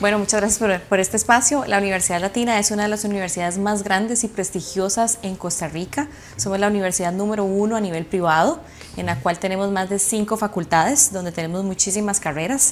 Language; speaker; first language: Spanish; native; Spanish